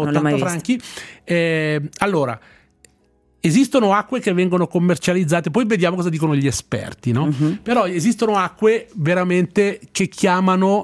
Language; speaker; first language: Italian; native; Italian